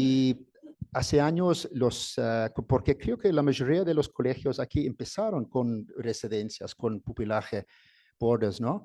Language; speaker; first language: Spanish; non-native, fluent; English